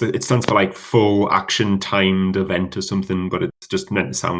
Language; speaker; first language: English; native; English